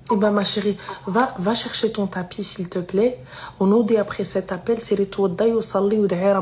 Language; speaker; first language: French; native; French